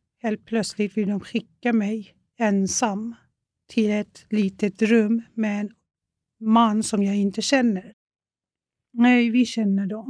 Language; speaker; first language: Swedish; non-native, fluent; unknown